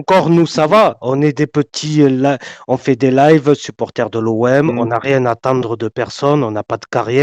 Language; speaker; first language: French; native; French